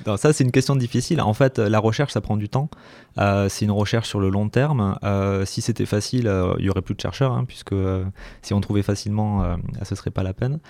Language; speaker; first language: French; native; French